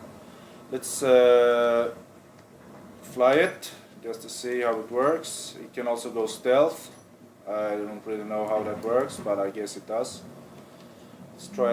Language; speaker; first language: English; non-native, fluent; Swedish